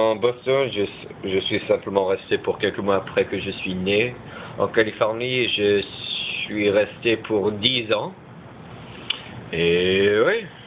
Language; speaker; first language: French; early bilingual, heritage; French